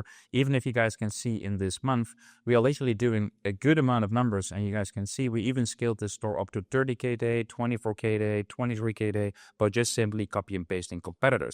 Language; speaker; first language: English; non-native, fluent; Dutch